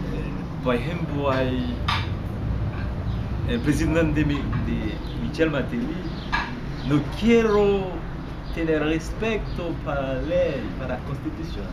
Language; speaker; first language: Spanish; non-native, learner; Haitian Creole